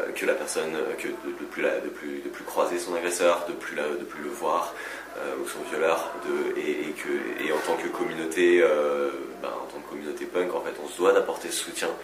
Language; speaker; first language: French; native; French